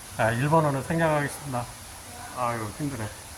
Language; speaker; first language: Korean; native; Korean